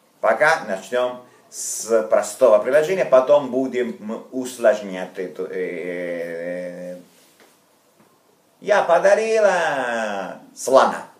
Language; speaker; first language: Russian; non-native, fluent; Italian